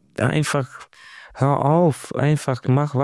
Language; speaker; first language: German; non-native, learner; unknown